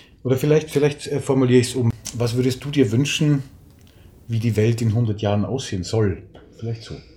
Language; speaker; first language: German; native; German